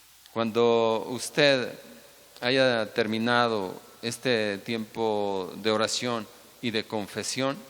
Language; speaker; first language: Spanish; native; Spanish